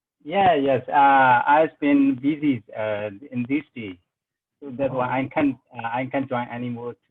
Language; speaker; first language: English; non-native, learner; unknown